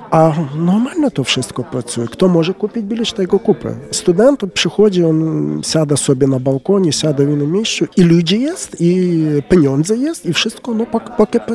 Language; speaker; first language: Polish; non-native, learner; Ukrainian